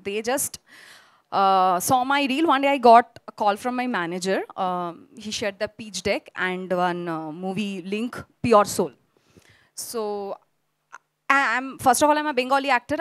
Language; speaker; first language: Telugu; non-native, local second language; Bangla